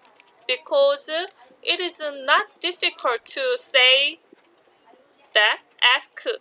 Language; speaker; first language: English; non-native, learner; Korean